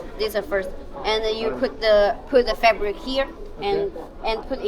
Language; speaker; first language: English; non-native, learner; Chinese